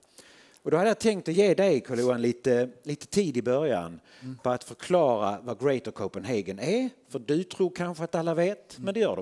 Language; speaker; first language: Swedish; native; Swedish